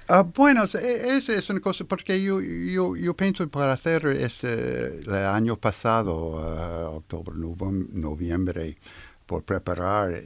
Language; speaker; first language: Spanish; non-native, learner; French